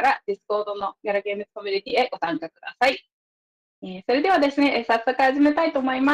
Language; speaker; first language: Japanese; native; Japanese